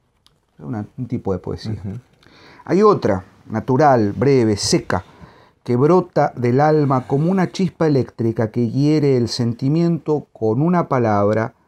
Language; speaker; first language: Spanish; native; Spanish